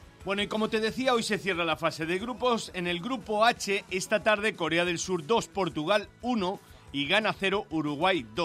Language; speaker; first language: Spanish; native; Spanish